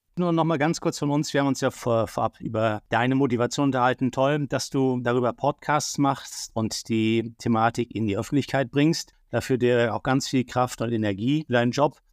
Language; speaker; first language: German; native; German